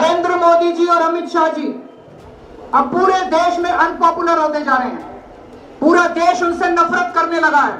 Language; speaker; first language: Hindi; native; Hindi